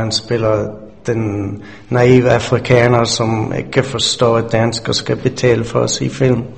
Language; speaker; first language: Danish; non-native, fluent; English